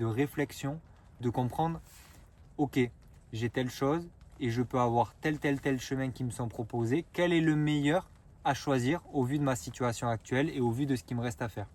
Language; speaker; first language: French; native; French